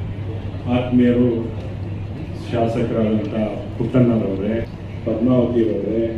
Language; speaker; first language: Kannada; native; Kannada